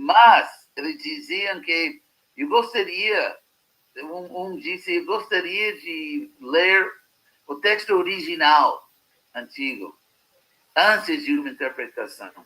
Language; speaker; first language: Portuguese; non-native, fluent; English